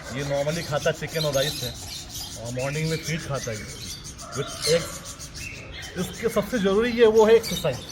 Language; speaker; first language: Hindi; native; Hindi